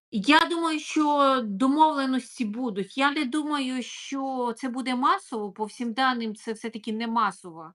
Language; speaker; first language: Ukrainian; non-native, local second language; Russian